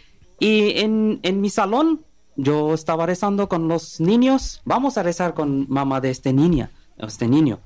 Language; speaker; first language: Spanish; non-native, learner; Bangla